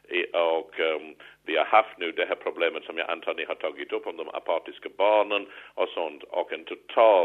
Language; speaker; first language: Swedish; non-native, fluent; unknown